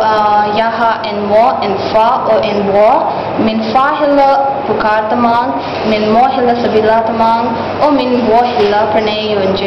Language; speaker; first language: Danish; non-native, learner; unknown